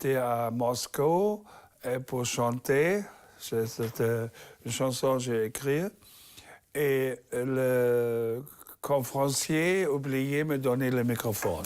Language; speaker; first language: French; non-native, learner; German